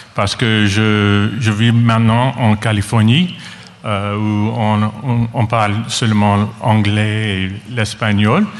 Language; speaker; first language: French; non-native, learner; English